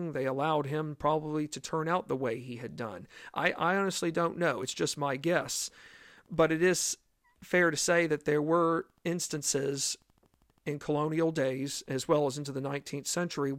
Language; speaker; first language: English; native; English